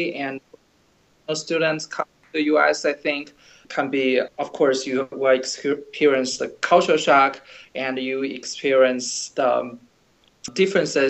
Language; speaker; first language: English; non-native, fluent; Chinese